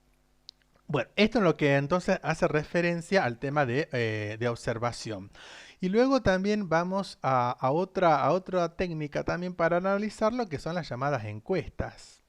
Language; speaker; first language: Spanish; native; Spanish